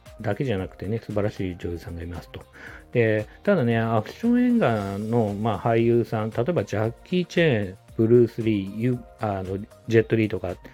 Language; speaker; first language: Japanese; native; Japanese